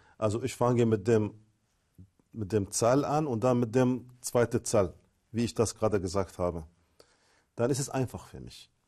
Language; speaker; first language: German; non-native, fluent; Arabic